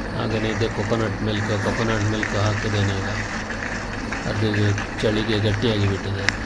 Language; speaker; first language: Kannada; non-native, local second language; Tulu